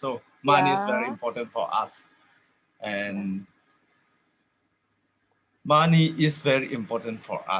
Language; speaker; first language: English; non-native, learner; Tedim Chin